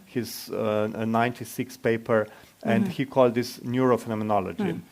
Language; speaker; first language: English; non-native, fluent; Slovenian